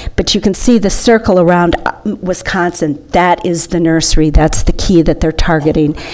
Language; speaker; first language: English; native; English